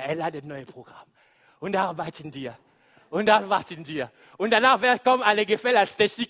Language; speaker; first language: German; non-native, fluent; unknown